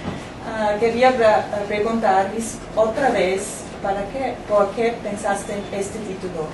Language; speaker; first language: Spanish; non-native, fluent; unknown